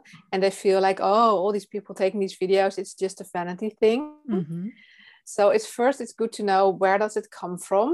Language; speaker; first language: English; non-native, fluent; Dutch